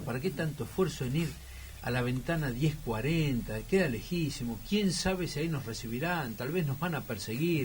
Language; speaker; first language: Spanish; native; Spanish